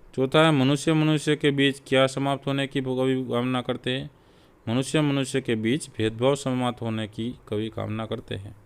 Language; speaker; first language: Hindi; non-native, local second language; Gujarati